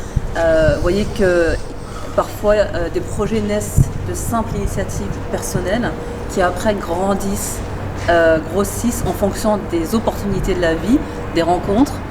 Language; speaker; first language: French; native; French